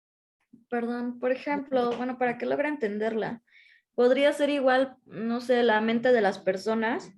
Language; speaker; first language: Spanish; native; Spanish